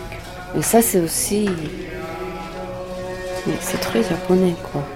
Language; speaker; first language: French; non-native, learner; Japanese